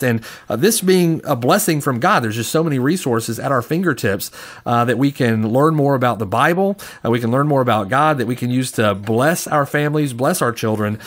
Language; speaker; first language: English; native; English